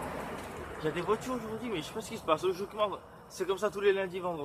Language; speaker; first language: French; native; French